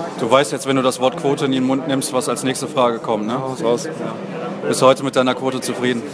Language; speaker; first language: German; native; German